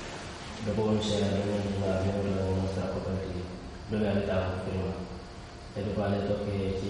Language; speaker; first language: Italian; non-native, learner; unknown